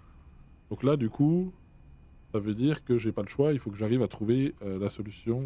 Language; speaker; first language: French; native; French